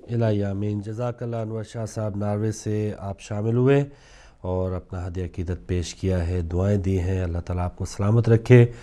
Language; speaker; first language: Urdu; native; Urdu